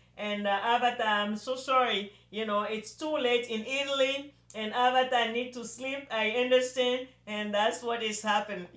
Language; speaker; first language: English; non-native, local second language; Yoruba